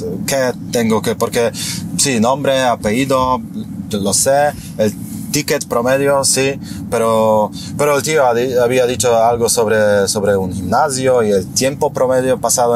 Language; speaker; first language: Spanish; non-native, fluent; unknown